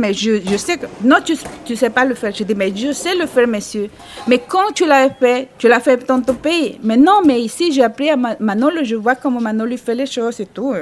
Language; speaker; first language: French; non-native, fluent; Spanish